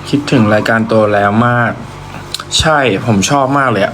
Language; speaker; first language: Thai; native; Thai